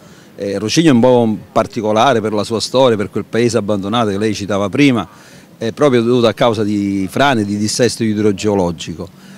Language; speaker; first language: Italian; native; Italian